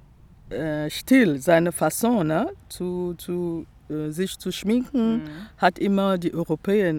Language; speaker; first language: German; non-native, fluent; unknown